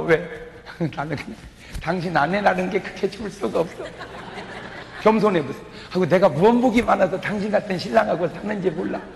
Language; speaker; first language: Korean; native; Korean